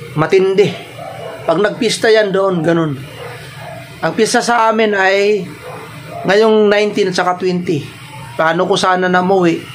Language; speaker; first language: Filipino; non-native, local second language; Waray